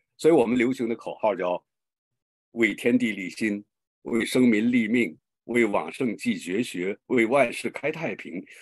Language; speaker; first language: Chinese; native; Chinese